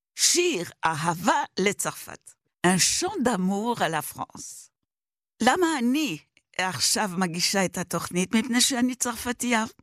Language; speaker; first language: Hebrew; non-native, fluent; French